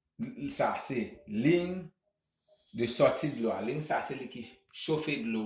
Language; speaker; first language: French; non-native, local second language; Haitian Creole